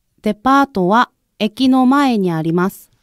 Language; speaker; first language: Japanese; non-native, fluent; Korean